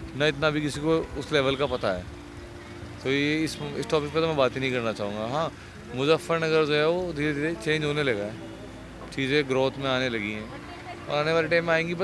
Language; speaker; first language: Hindi; native; Hindi